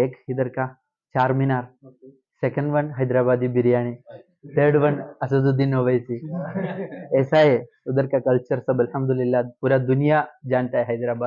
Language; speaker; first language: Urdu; non-native, local second language; Malayalam